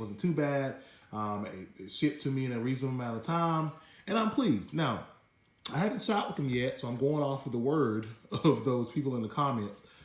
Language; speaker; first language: English; native; English